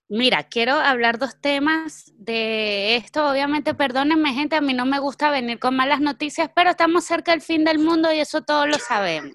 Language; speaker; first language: Spanish; native; Spanish